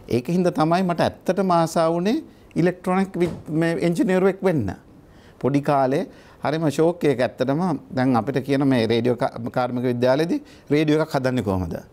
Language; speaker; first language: Sinhala; native; Sinhala